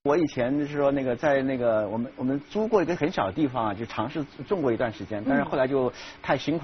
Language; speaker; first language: Chinese; native; Chinese